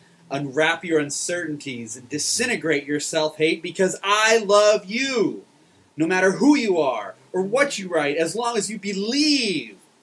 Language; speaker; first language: English; native; English